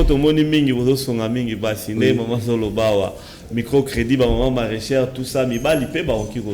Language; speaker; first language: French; non-native, local second language; Lingala